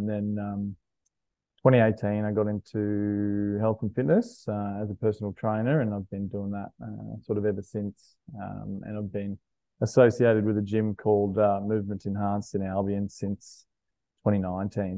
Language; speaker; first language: English; native; English